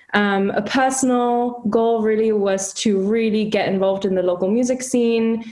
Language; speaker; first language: English; non-native, fluent; German